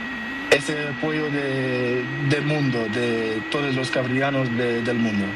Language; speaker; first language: Spanish; non-native, learner; Portuguese